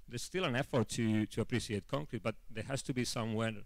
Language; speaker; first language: English; non-native, fluent; Spanish